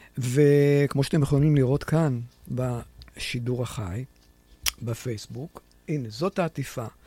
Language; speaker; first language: Hebrew; native; Hebrew